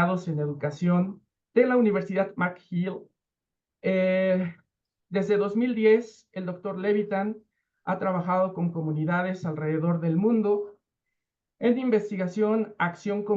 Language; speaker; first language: Spanish; native; Spanish